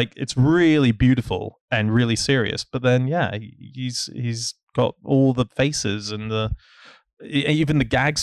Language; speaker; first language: English; native; English